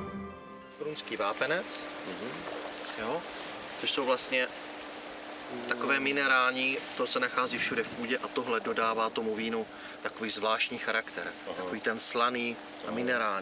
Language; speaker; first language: Czech; native; Czech